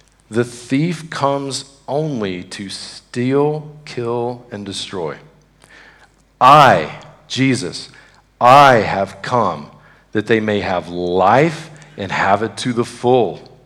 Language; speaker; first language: English; native; English